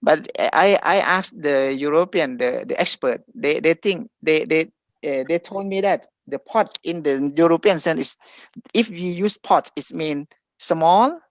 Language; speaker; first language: English; non-native, fluent; Thai